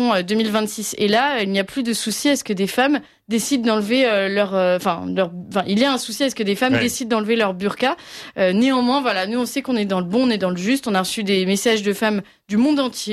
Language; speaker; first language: French; native; French